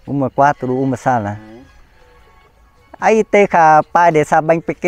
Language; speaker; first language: Portuguese; non-native, learner; Vietnamese